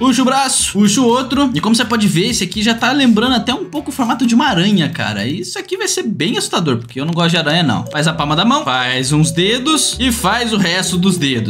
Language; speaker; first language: Portuguese; native; Portuguese